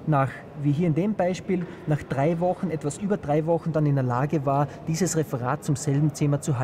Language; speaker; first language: German; native; German